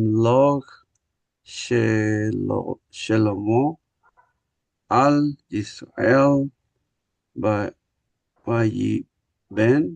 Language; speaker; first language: Hebrew; non-native, learner; English